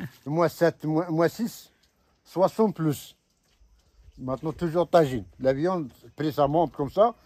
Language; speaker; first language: French; non-native, learner; Arabic